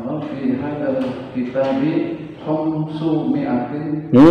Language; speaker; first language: Arabic; non-native, learner; Indonesian